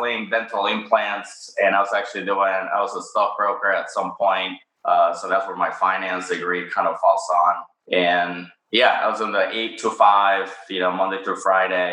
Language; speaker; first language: English; non-native, fluent; Spanish